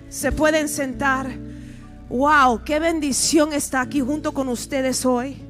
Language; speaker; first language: Spanish; early bilingual, heritage; Spanish